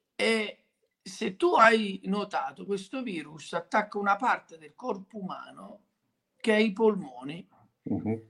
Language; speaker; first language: Italian; native; Italian